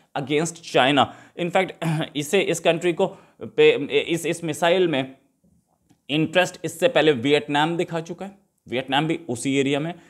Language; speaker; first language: Hindi; native; Hindi